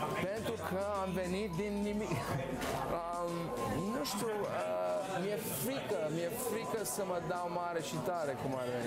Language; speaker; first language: Romanian; early bilingual, heritage; Romanian